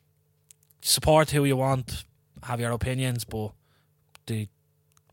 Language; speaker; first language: English; native; English